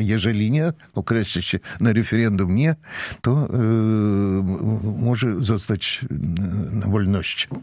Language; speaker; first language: Polish; non-native, fluent; Russian